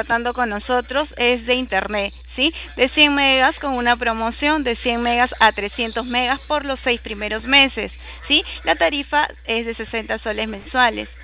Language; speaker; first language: Spanish; native; Spanish